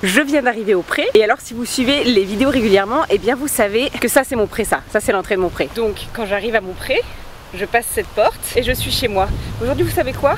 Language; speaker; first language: French; native; French